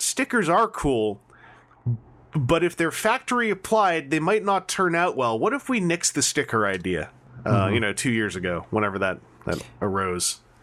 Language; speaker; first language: English; native; English